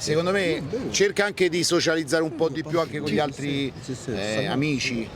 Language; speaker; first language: Italian; native; Italian